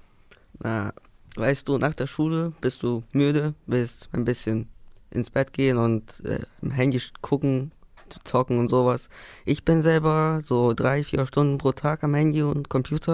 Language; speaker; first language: German; early bilingual, other home language; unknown